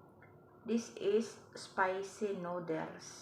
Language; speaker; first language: English; non-native, learner; Cebuano